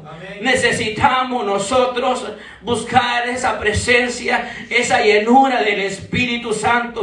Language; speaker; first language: Spanish; native; Spanish